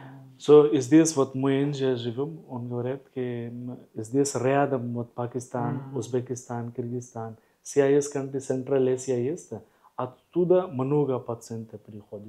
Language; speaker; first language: Russian; non-native, learner; Hindi